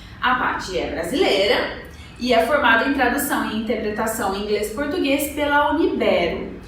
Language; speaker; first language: Portuguese; native; Portuguese